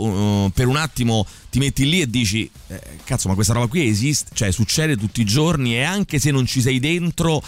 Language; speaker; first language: Italian; native; Italian